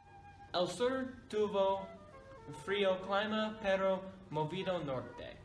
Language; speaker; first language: Spanish; non-native, learner; English